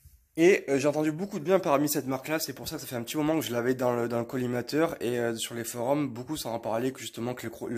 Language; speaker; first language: French; native; French